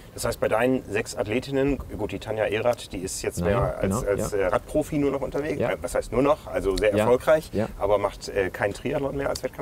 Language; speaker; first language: German; native; German